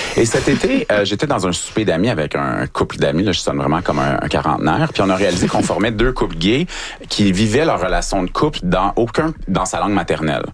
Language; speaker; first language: French; native; French